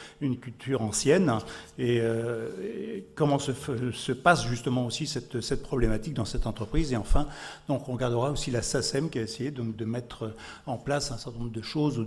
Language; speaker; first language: French; native; French